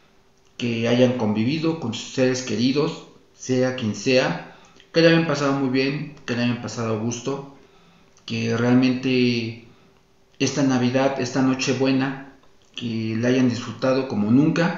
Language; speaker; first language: Spanish; native; Spanish